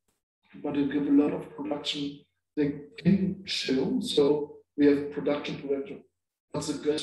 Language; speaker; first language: English; non-native, learner; German